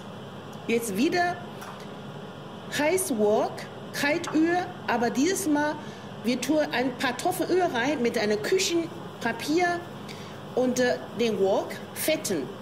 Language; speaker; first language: German; non-native, learner; Chinese